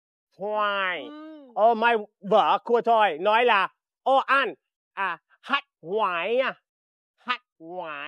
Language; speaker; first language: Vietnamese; non-native, learner; English